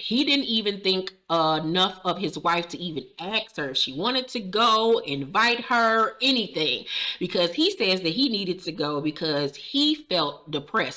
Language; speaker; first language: English; native; English